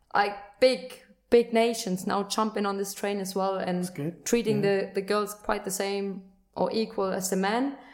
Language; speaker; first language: English; non-native, fluent; German